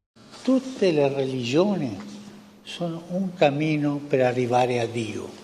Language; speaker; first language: Italian; non-native, fluent; Spanish